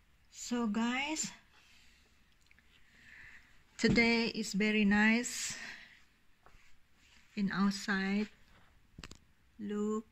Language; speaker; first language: English; non-native, learner; Indonesian